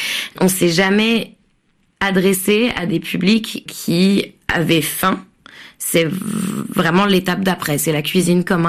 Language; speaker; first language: French; native; French